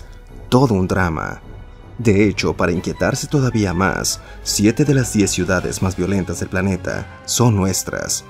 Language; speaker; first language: Spanish; native; Spanish